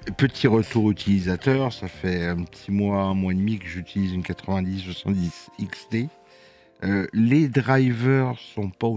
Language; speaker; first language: French; native; French